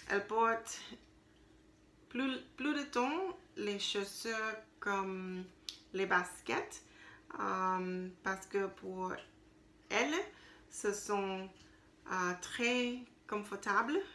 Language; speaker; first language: French; non-native, learner; English